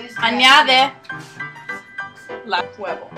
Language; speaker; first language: Spanish; non-native, learner; English